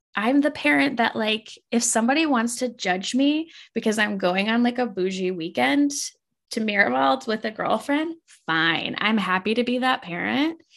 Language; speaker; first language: English; native; English